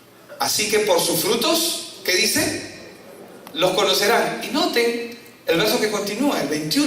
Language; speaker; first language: Spanish; native; Spanish